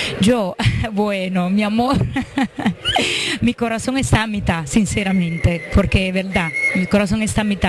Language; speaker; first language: Spanish; early bilingual, heritage; Spanish